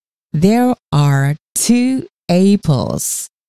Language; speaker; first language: English; non-native, fluent; Indonesian